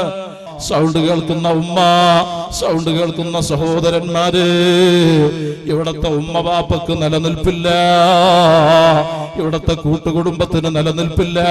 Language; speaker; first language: Malayalam; native; Malayalam